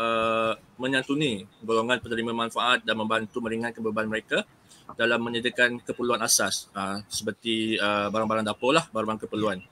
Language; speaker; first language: Malay; native; Malay